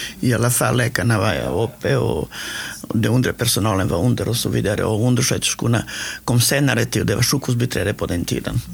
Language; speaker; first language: Swedish; non-native, fluent; Macedonian